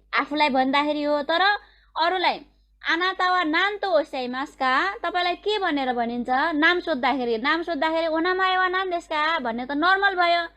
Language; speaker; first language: Nepali; native; Nepali